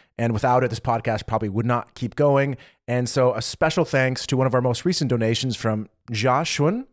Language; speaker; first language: English; native; English